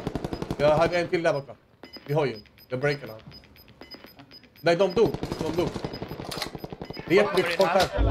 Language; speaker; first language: Swedish; native; Swedish